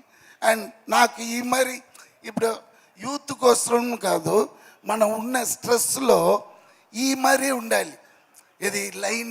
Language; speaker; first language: Telugu; non-native, fluent; Tamil